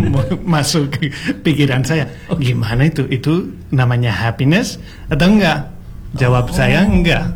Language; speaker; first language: Indonesian; non-native, learner; Spanish